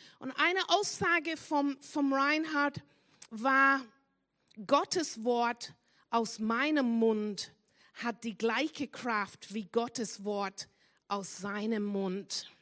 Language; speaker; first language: German; non-native, fluent; English